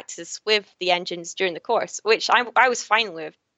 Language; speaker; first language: English; native; English